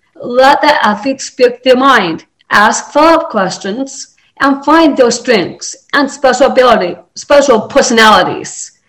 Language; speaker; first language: English; native; English